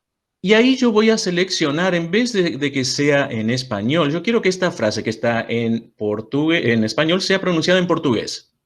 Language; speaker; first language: Spanish; non-native, fluent; Portuguese